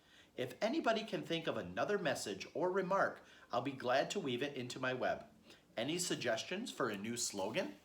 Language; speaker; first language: English; native; English